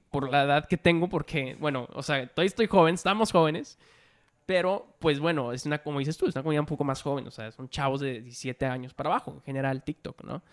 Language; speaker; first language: Spanish; native; Spanish